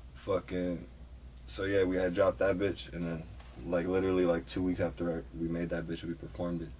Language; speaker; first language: English; native; English